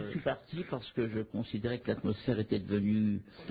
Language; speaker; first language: French; native; French